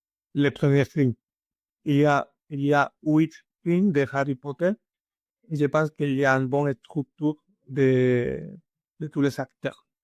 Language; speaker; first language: French; non-native, learner; Spanish